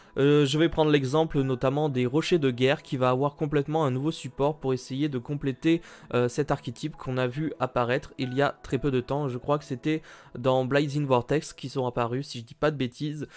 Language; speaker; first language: French; native; French